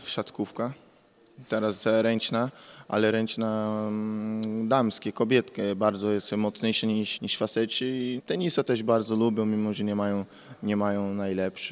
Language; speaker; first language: Polish; non-native, learner; Portuguese